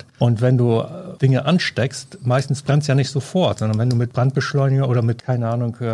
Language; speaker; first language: German; native; German